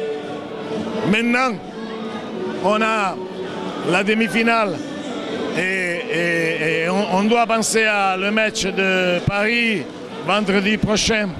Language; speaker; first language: French; non-native, fluent; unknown